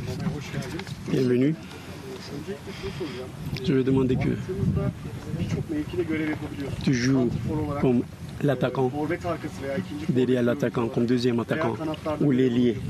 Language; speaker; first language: French; non-native, fluent; Turkish